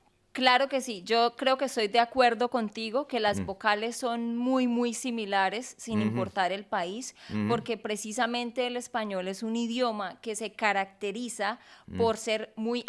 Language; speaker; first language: Spanish; native; Spanish